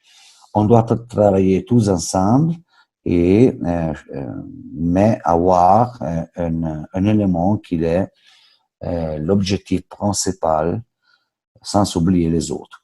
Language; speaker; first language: French; non-native, fluent; Italian